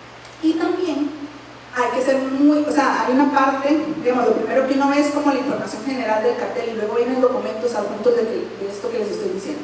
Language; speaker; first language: Spanish; native; Spanish